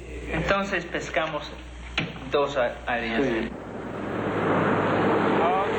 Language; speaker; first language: Spanish; non-native, learner; English